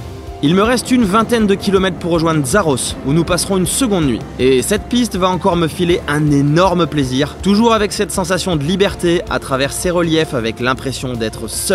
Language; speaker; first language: French; native; French